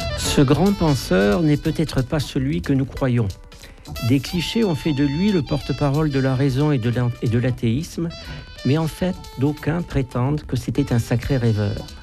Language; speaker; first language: French; native; French